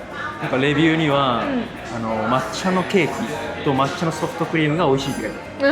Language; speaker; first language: Japanese; native; Japanese